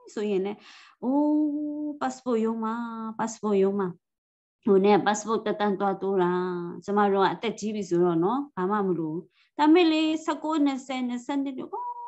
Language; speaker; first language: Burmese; non-native, local second language; Kachin